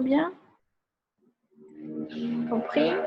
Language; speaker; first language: French; non-native, fluent; Portuguese